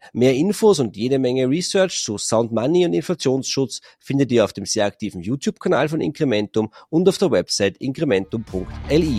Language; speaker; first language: German; native; German